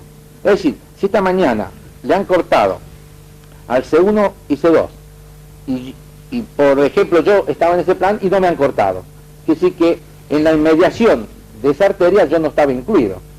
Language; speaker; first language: Spanish; native; Spanish